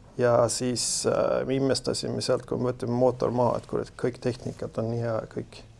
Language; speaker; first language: Estonian; non-native, fluent; Swedish